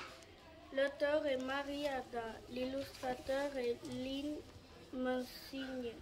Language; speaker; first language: French; non-native, learner; Catalan